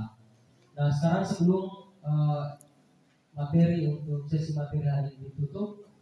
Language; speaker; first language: Indonesian; native; Indonesian